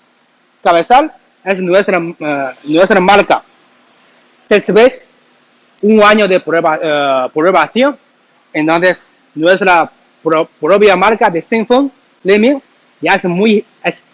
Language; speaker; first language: Spanish; non-native, learner; Chinese